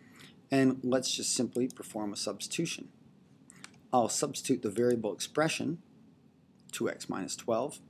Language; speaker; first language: English; native; English